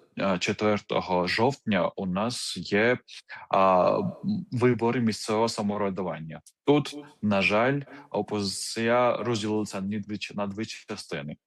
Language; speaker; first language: Ukrainian; non-native, fluent; Georgian